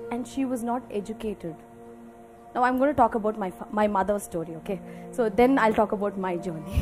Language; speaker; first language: English; non-native, local second language; Telugu